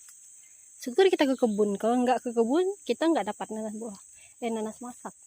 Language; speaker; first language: Indonesian; native; Indonesian